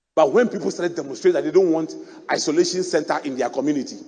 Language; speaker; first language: English; non-native, local second language; Akan